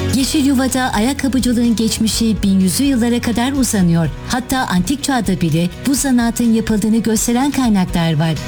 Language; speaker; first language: Turkish; native; Turkish